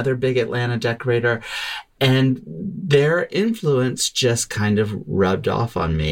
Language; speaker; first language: English; native; English